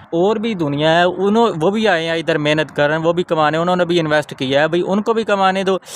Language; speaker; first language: Urdu; non-native, local second language; Punjabi